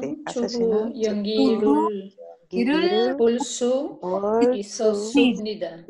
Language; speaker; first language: Korean; non-native, learner; Spanish